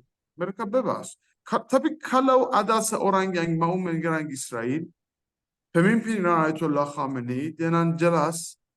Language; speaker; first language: Indonesian; non-native, fluent; Persian